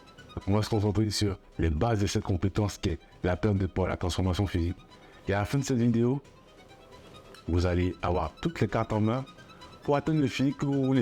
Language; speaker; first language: French; native; French